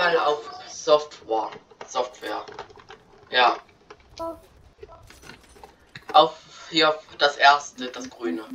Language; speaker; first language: German; native; German